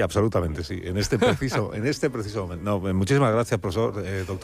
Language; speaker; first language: Spanish; native; Spanish